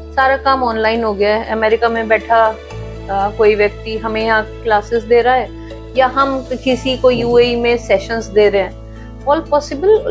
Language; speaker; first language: Hindi; native; Hindi